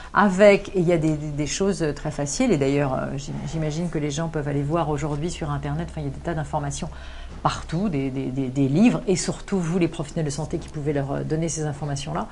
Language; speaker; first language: French; native; French